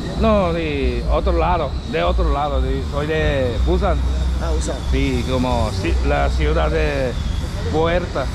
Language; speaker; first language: Spanish; non-native, learner; Korean